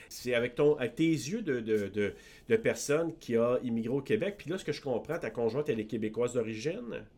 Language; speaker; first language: French; native; French